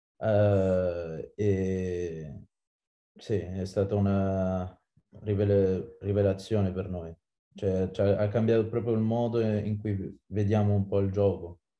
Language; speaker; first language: Italian; non-native, fluent; French